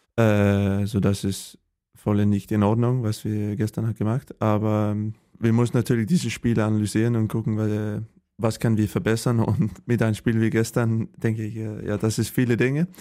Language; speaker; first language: German; non-native, fluent; Danish